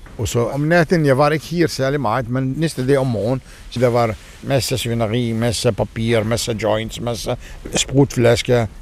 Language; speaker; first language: Danish; non-native, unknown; Arabic